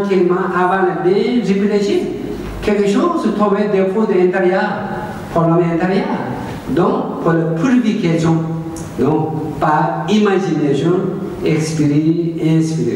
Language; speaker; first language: French; non-native, learner; Tibetan